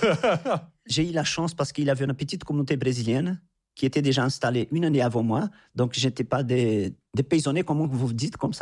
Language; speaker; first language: French; non-native, fluent; Portuguese